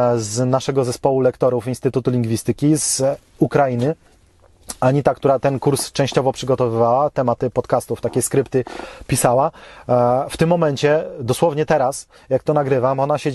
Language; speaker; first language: Polish; native; Polish